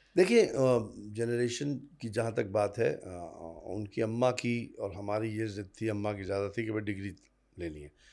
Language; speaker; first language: Urdu; non-native, local second language; Punjabi